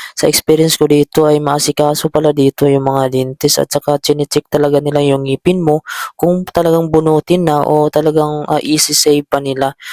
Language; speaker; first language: Filipino; native; Filipino